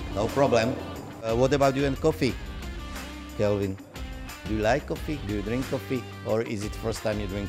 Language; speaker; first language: English; non-native, learner; Slovak